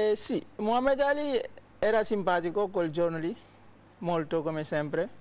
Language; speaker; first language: Italian; non-native, fluent; Wolof